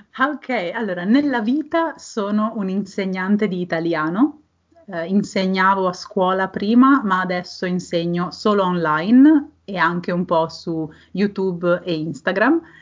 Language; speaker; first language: Italian; native; Italian